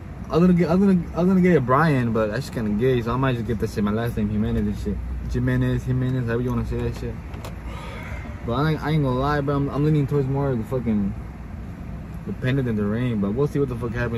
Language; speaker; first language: English; early bilingual, other home language; Spanish